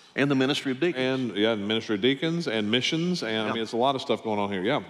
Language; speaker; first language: English; native; English